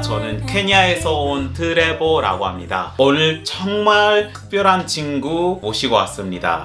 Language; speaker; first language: Korean; non-native, fluent; Gusii